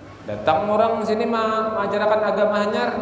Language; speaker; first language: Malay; non-native, local second language; Banjar